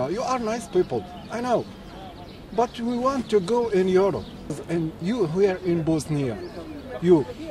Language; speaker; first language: English; non-native, learner; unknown